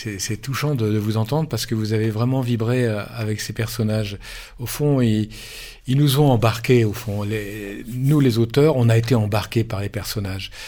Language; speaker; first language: French; native; French